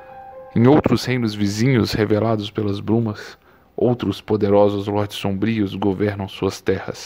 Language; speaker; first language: Portuguese; native; Portuguese